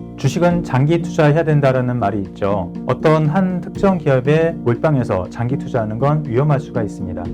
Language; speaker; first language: Korean; native; Korean